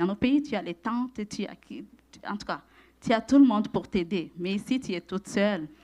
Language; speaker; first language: French; non-native, local second language; Rundi